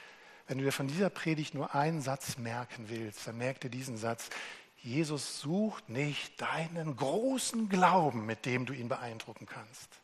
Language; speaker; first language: German; native; German